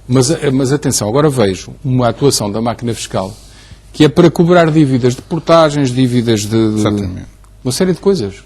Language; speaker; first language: Portuguese; native; Portuguese